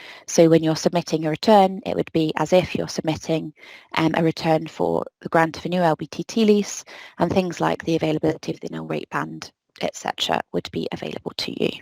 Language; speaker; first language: English; native; English